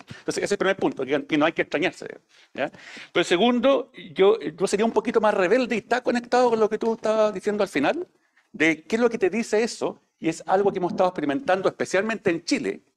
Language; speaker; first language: Spanish; native; Spanish